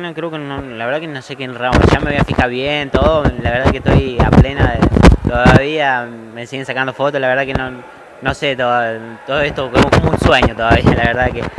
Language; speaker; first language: Spanish; native; Spanish